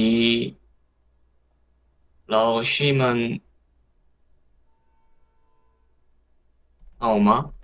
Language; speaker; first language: Chinese; non-native, learner; Korean